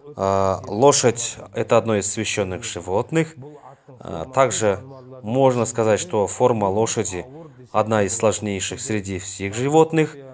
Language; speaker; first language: Russian; non-native, local second language; Kazakh